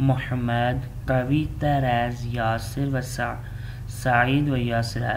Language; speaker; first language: Persian; non-native, fluent; Urdu